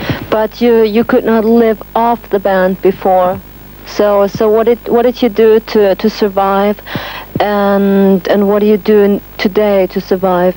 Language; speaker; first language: English; non-native, fluent; German